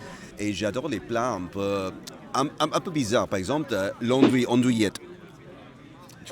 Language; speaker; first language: French; non-native, fluent; Malay